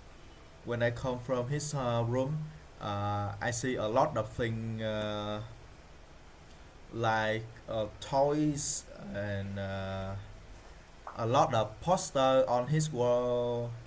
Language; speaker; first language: English; non-native, learner; Vietnamese